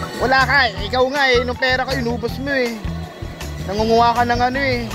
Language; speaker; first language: Filipino; native; Filipino